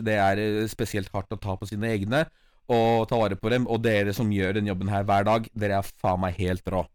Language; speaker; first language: Norwegian; early bilingual, other home language; Polish